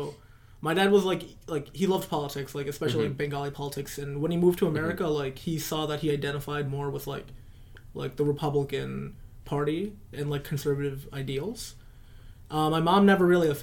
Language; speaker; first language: English; native; English